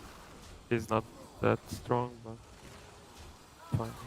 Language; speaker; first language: English; non-native, learner; Slovenian